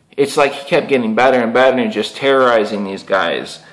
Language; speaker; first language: English; native; English